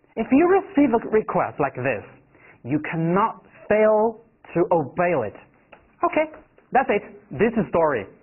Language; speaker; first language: English; non-native, fluent; Chinese